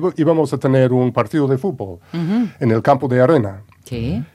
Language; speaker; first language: Spanish; non-native, fluent; English